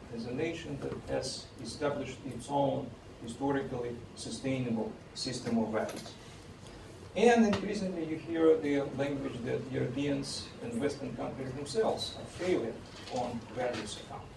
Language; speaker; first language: English; non-native, fluent; Russian